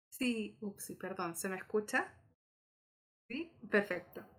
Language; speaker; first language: Spanish; native; Spanish